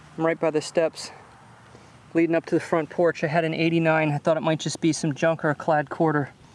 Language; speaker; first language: English; native; English